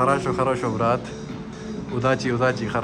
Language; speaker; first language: Russian; non-native, learner; Hindi